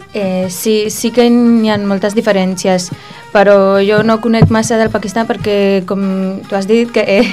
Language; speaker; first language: Catalan; early bilingual, other home language; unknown